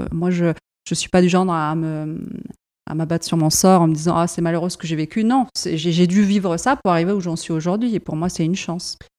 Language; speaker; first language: French; non-native, fluent; Arabic